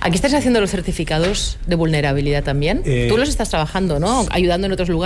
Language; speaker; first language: Spanish; native; Spanish